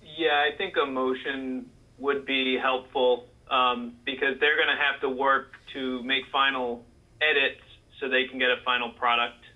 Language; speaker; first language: English; native; English